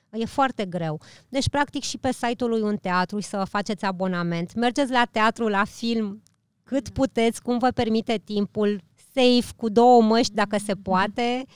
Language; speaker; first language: Romanian; early bilingual, heritage; Romanian